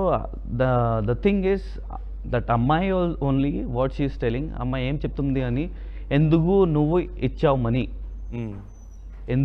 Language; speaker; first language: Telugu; non-native, local second language; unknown